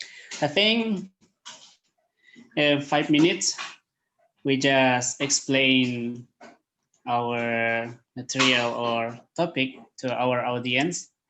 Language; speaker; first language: English; non-native, learner; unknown